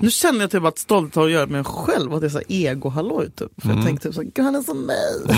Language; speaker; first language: Swedish; native; Swedish